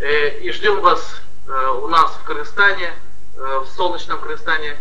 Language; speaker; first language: Russian; non-native, local second language; Kyrgyz